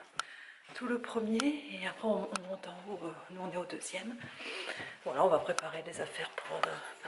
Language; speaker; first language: French; native; French